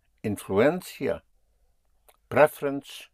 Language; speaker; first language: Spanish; non-native, fluent; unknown